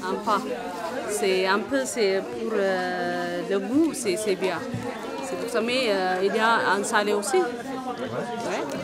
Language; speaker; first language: French; non-native, learner; Amharic